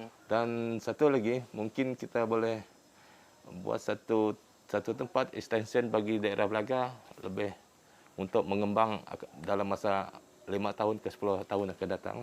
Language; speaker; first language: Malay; non-native, local second language; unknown